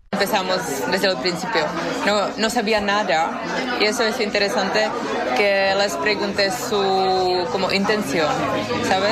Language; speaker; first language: Spanish; non-native, fluent; Czech